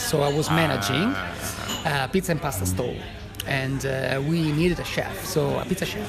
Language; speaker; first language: English; non-native, fluent; Italian